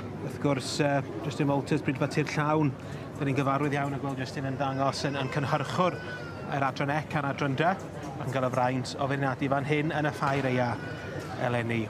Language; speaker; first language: Welsh; native; Welsh